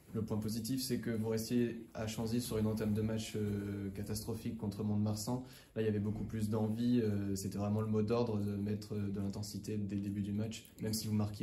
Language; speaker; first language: French; native; French